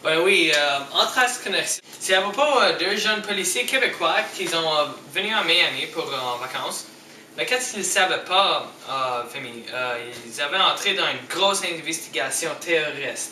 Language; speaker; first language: French; non-native, learner; English